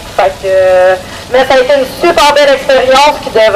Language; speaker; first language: French; native; French